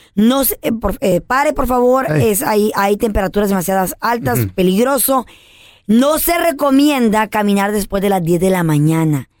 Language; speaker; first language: Spanish; early bilingual, heritage; Spanish